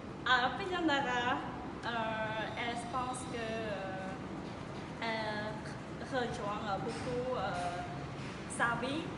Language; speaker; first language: French; non-native, learner; Khmer